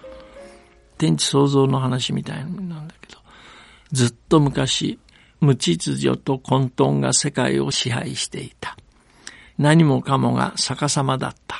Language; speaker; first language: Japanese; native; Japanese